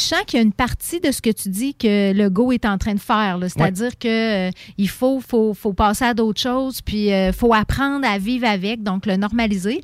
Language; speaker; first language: French; native; French